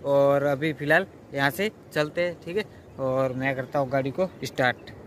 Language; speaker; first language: Hindi; native; Hindi